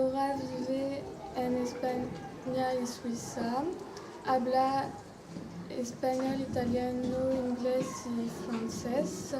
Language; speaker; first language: Spanish; non-native, learner; French